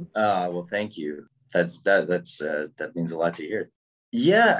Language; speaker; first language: English; native; English